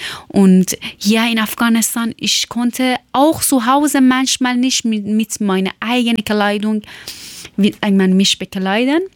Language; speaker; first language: German; non-native, learner; Persian